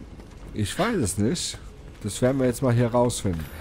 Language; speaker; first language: German; native; German